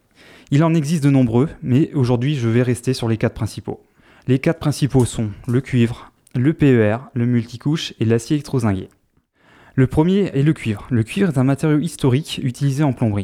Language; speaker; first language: French; native; French